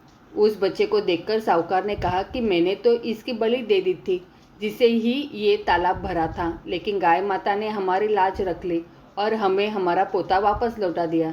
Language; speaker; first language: Hindi; native; Hindi